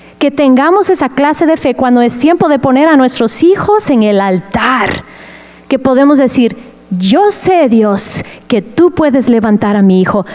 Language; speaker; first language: Spanish; non-native, fluent; English